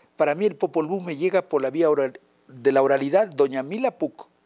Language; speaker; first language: Spanish; non-native, local second language; Yucateco